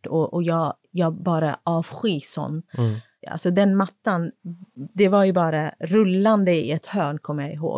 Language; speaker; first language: Swedish; non-native, fluent; Kurdish